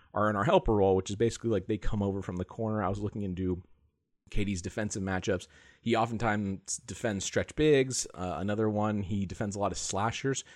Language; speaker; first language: English; native; English